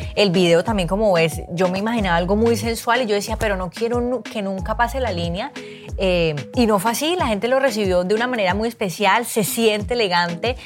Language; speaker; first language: Spanish; native; Spanish